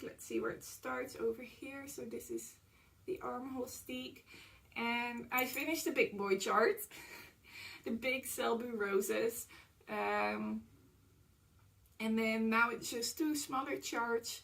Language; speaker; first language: English; non-native, fluent; Dutch